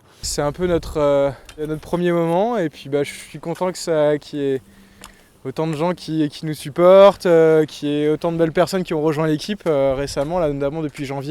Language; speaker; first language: French; native; French